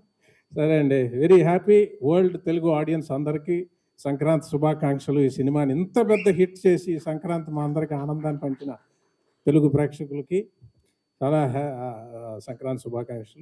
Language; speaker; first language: Telugu; native; Telugu